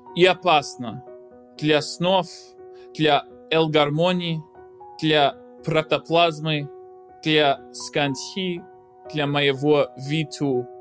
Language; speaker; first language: Russian; non-native, fluent; English